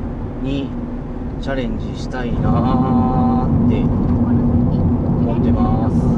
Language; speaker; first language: Japanese; native; Japanese